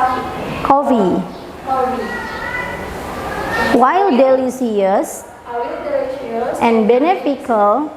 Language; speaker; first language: English; non-native, learner; Indonesian